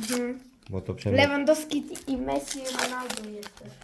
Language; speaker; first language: Polish; early bilingual, heritage; Polish